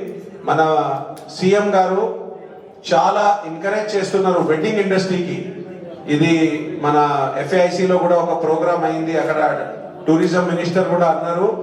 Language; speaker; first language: Telugu; non-native, local second language; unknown